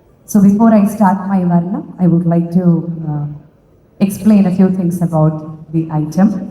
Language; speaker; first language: English; non-native, local second language; Malayalam